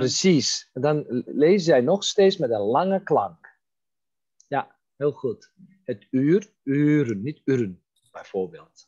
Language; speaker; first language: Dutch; non-native, fluent; Turkish